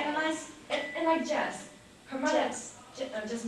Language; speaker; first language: English; non-native, learner; Chinese